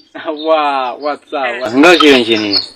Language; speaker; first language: Chinese; non-native, fluent; Amharic